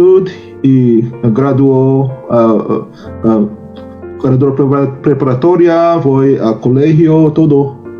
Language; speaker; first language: Spanish; non-native, learner; Korean